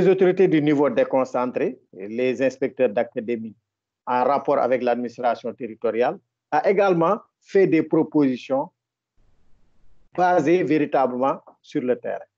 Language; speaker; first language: French; non-native, local second language; Wolof